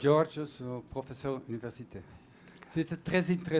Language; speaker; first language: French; non-native, fluent; Portuguese